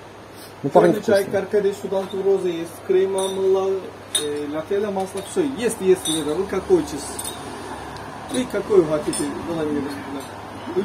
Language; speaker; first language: Russian; non-native, learner; Turkish